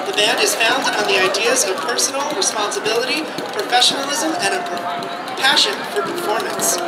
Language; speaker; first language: English; native; English